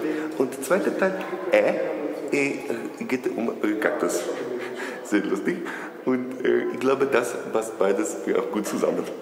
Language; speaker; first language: German; non-native, learner; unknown